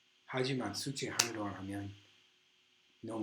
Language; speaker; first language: Korean; non-native, learner; English